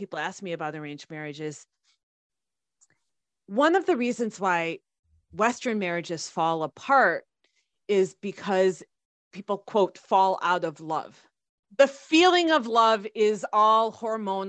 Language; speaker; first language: English; native; English